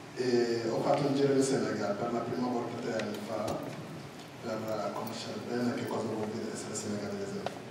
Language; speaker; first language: Italian; non-native, fluent; Wolof